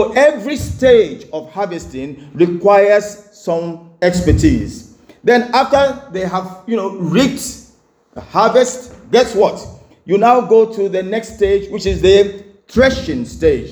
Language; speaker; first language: English; non-native, local second language; Igbo